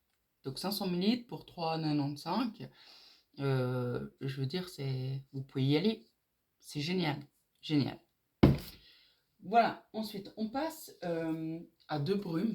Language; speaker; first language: French; native; French